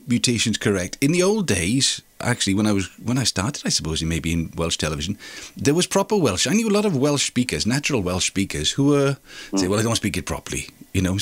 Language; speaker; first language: English; non-native, local second language; Welsh